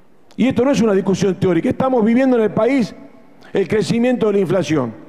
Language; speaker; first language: Spanish; native; Spanish